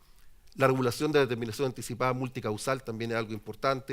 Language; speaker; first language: Spanish; native; Spanish